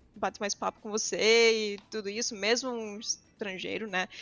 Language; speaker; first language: Portuguese; early bilingual, heritage; English